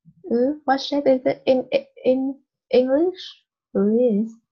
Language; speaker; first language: English; non-native, learner; Vietnamese